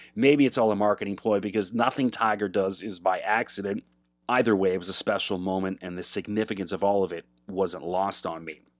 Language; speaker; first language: English; native; English